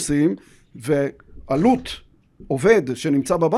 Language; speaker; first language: Hebrew; native; Hebrew